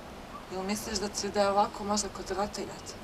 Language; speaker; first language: French; non-native, fluent; Bosnian